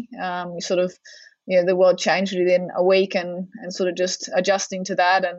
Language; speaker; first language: English; native; English